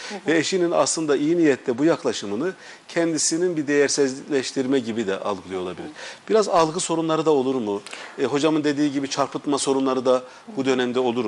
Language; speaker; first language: Turkish; native; Turkish